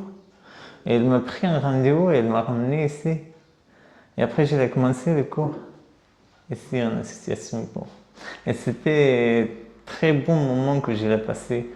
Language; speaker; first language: French; non-native, learner; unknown